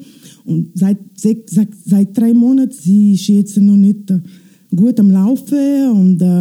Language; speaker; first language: German; non-native, learner; Italian